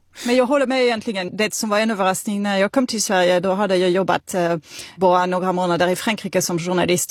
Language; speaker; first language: Swedish; non-native, fluent; French